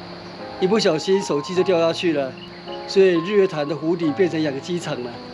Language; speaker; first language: Chinese; native; Chinese